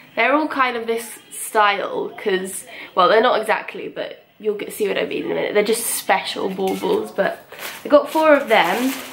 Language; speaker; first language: English; native; English